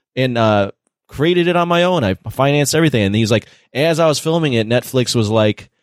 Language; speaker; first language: English; early bilingual, other home language; Filipino